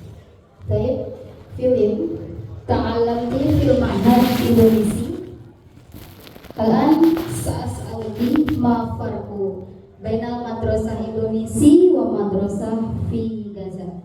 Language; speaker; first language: Arabic; non-native, learner; Indonesian